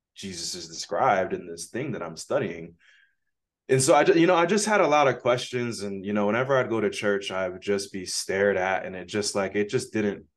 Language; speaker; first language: English; native; English